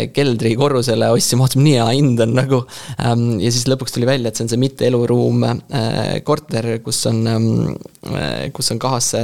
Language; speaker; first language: Estonian; native; Estonian